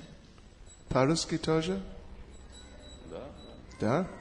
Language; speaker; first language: Russian; non-native, learner; English